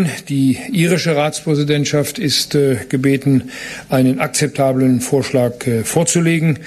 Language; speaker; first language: German; native; German